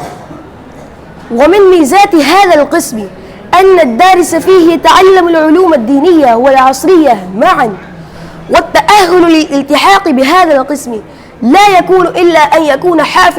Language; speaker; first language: Arabic; non-native, fluent; Urdu